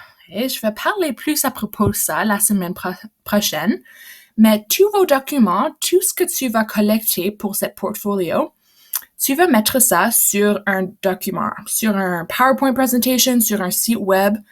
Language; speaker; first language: French; non-native, local second language; English